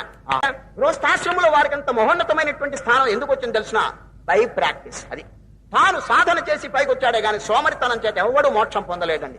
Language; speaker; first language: Telugu; native; Telugu